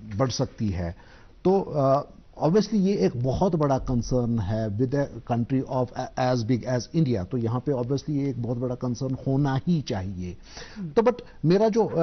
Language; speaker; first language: Hindi; non-native, local second language; Kashmiri